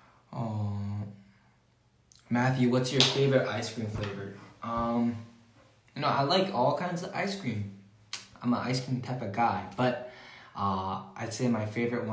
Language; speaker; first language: English; early bilingual, other home language; Korean